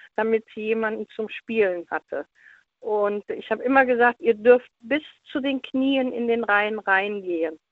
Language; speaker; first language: German; native; German